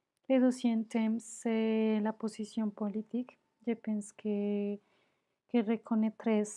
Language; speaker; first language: French; non-native, learner; Spanish